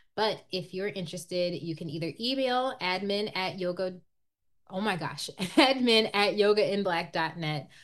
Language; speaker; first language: English; native; English